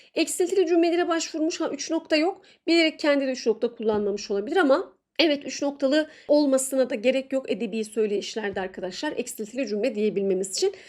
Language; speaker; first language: Turkish; native; Turkish